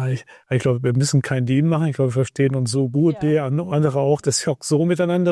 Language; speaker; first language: German; native; German